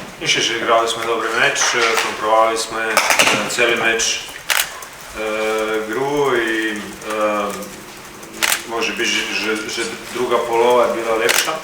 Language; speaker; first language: Polish; non-native, learner; Croatian